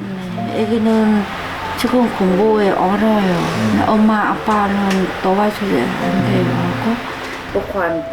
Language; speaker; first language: Korean; non-native, learner; Vietnamese